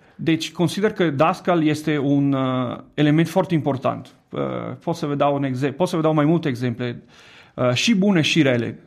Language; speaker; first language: Romanian; non-native, fluent; Italian